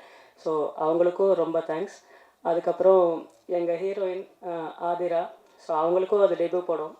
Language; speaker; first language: Tamil; native; Tamil